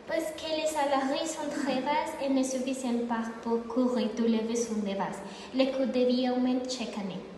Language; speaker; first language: French; non-native, learner; Spanish